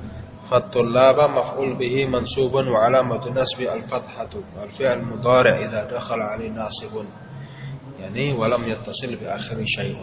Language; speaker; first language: Arabic; non-native, fluent; Indonesian